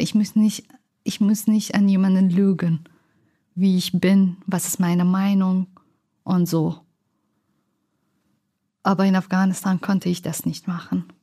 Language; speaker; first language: German; non-native, learner; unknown